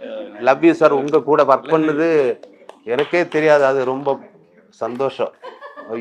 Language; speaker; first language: Tamil; non-native, learner; Malayalam